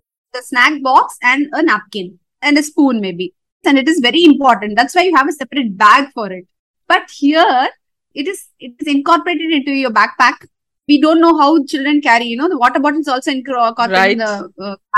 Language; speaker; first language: English; non-native, local second language; Tamil